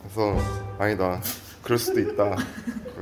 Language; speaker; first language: Korean; native; Korean